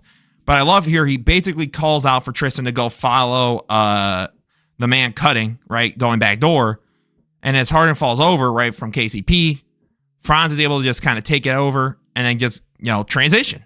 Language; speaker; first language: English; native; English